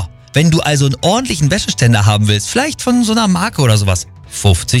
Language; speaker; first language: German; native; German